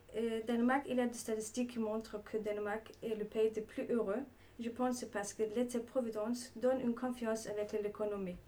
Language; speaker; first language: French; non-native, learner; Danish